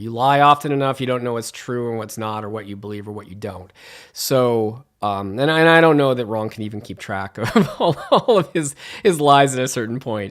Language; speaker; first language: English; native; English